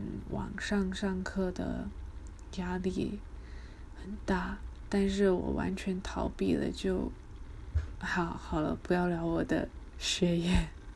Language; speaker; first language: Chinese; early bilingual, other home language; English